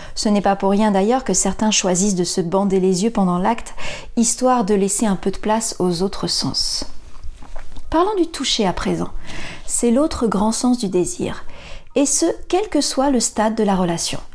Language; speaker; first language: French; native; French